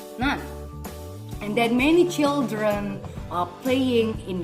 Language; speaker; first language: English; non-native, fluent; Indonesian